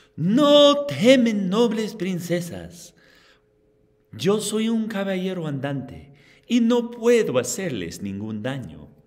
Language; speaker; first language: Spanish; non-native, fluent; English